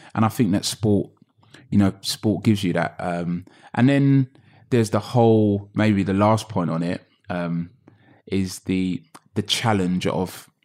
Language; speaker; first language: English; native; English